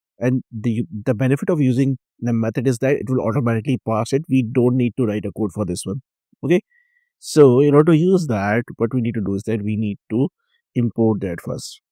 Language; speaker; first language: English; non-native, local second language; Urdu